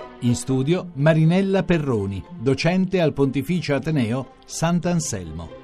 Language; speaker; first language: Italian; native; Italian